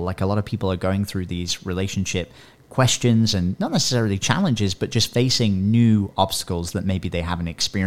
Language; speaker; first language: English; native; English